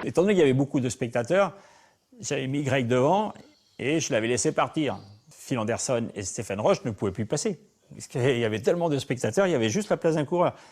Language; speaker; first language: French; native; French